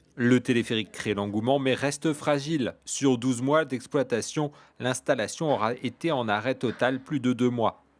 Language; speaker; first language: French; native; French